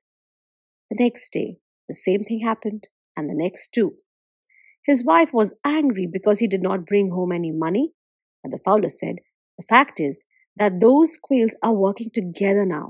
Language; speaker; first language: English; non-native, local second language; Bangla